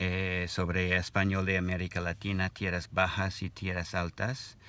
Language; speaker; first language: Spanish; non-native, learner; English